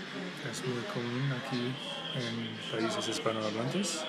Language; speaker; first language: Spanish; non-native, fluent; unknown